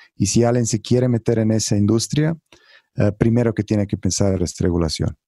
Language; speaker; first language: Spanish; non-native, fluent; Croatian